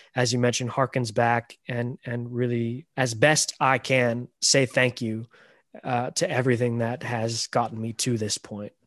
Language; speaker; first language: English; native; English